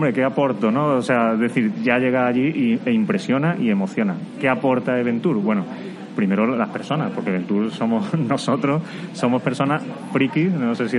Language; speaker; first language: Spanish; native; Spanish